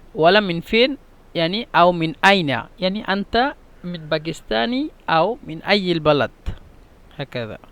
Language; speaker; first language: Egyptian Arabic; non-native, fluent; Bangla